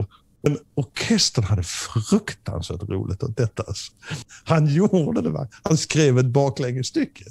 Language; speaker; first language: Swedish; native; Swedish